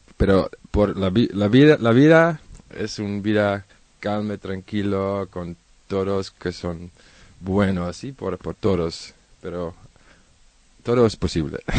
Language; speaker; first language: Spanish; non-native, learner; Dutch